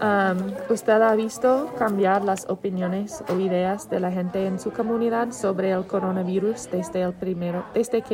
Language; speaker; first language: Spanish; non-native, learner; English